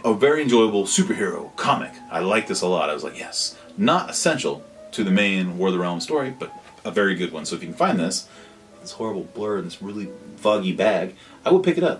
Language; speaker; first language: English; native; English